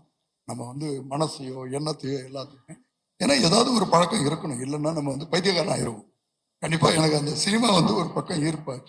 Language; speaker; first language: Tamil; native; Tamil